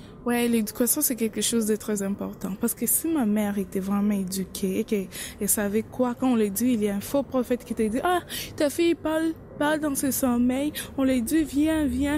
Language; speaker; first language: French; non-native, local second language; Lingala